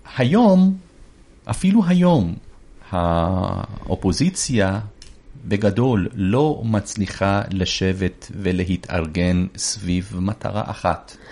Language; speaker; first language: Hebrew; early bilingual, other home language; Persian